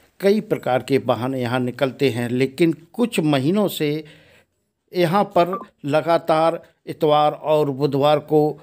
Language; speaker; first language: Hindi; native; Hindi